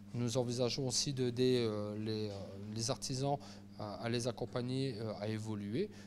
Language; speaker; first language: French; native; French